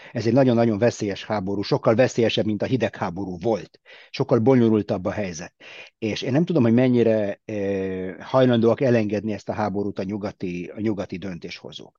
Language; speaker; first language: Hungarian; early bilingual, heritage; Hungarian